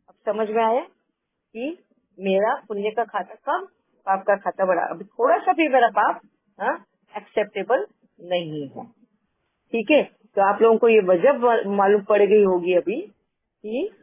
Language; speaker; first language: Hindi; native; Hindi